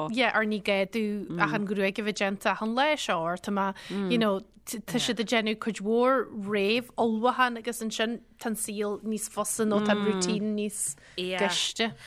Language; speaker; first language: Irish; native; Irish